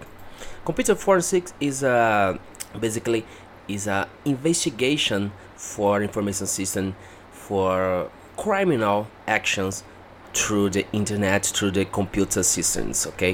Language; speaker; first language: English; non-native, learner; Portuguese